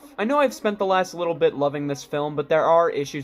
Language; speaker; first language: English; native; English